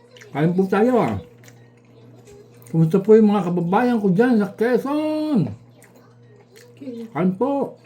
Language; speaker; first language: Filipino; native; Filipino